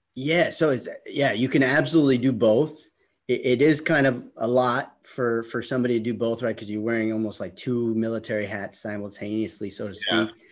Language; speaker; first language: English; native; English